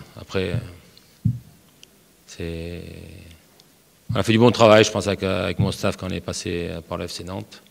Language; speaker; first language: French; native; French